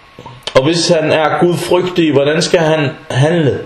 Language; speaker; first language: Danish; early bilingual, other home language; Arabic